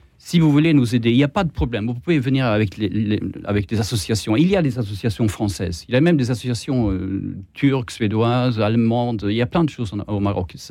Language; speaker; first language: French; non-native, fluent; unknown